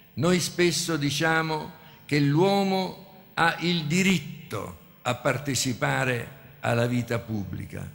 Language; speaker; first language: Italian; native; Italian